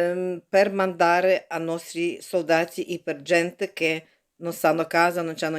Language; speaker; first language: Italian; non-native, learner; Ukrainian